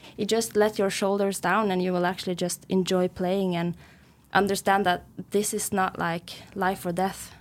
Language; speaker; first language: English; non-native, fluent; Norwegian